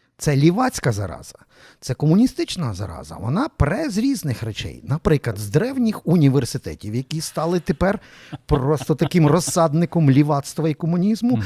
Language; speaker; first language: Ukrainian; native; Ukrainian